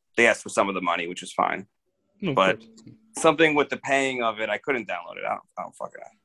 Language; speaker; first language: English; native; English